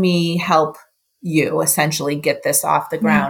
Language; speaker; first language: English; native; English